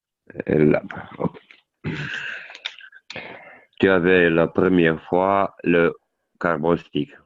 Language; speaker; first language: French; non-native, learner; Italian